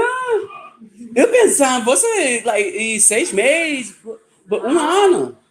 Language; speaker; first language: Portuguese; non-native, learner; English